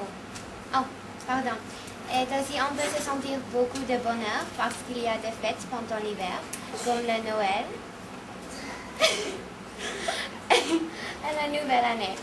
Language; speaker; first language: French; non-native, learner; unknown